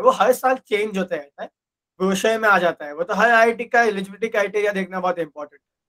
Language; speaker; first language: Hindi; non-native, local second language; Gujarati